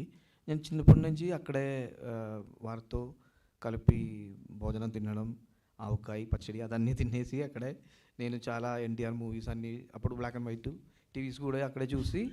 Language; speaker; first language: Telugu; non-native, learner; Malayalam